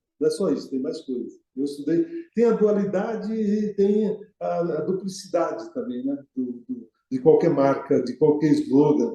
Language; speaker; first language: Portuguese; native; Portuguese